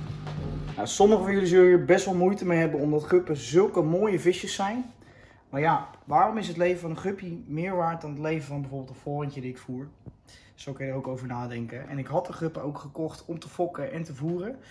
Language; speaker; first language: Dutch; native; Dutch